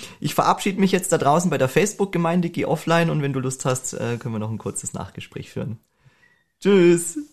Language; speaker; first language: German; native; German